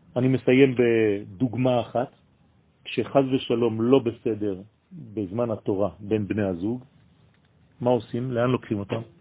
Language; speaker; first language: Hebrew; non-native, fluent; French